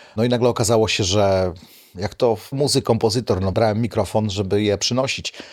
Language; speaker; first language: Polish; native; Polish